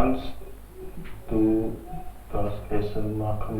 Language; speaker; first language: German; non-native, learner; Hindi